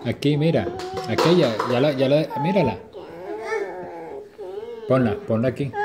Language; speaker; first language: Spanish; native; Spanish